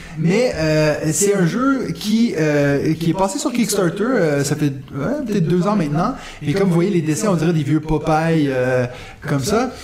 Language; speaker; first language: French; non-native, local second language; German